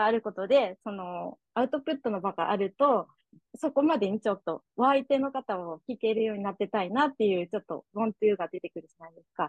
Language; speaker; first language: Japanese; native; Japanese